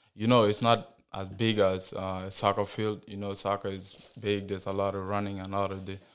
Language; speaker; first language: English; non-native, fluent; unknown